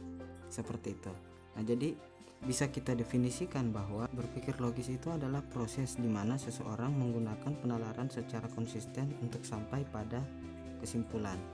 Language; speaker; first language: Indonesian; native; Indonesian